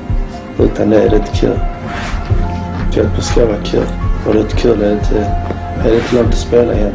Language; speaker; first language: Swedish; early bilingual, other home language; Bosnian